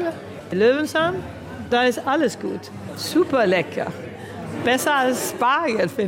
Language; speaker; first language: German; early bilingual, heritage; German